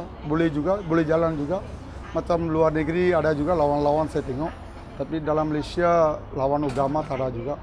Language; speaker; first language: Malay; non-native, local second language; Tamil